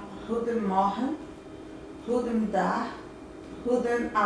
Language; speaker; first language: Dutch; non-native, learner; Portuguese